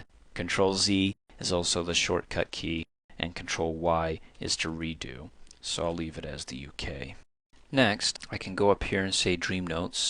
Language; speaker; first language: English; native; English